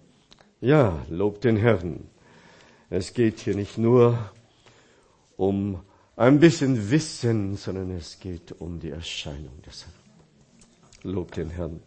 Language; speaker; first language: German; non-native, fluent; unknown